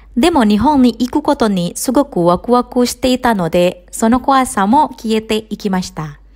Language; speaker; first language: Japanese; non-native, fluent; Indonesian